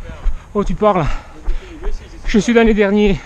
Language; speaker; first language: French; native; French